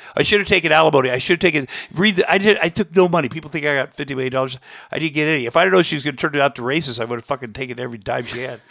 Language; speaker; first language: English; native; English